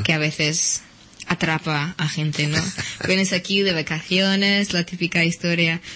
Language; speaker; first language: Spanish; non-native, fluent; English